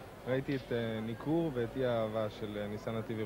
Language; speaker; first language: Hebrew; native; Hebrew